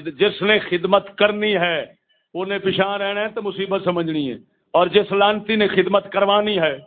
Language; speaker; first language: Urdu; non-native, local second language; Punjabi